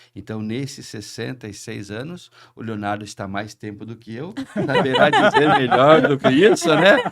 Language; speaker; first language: Portuguese; native; Portuguese